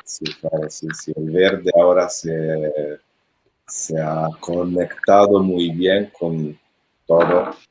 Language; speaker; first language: Spanish; non-native, fluent; Italian